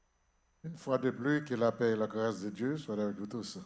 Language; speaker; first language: French; non-native, local second language; Haitian Creole